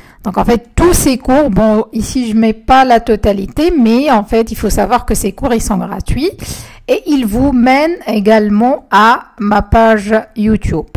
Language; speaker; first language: French; non-native, local second language; Arabic